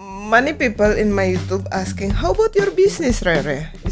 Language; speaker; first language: English; non-native, learner; Indonesian